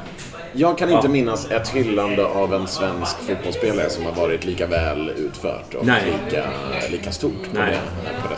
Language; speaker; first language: Swedish; native; Swedish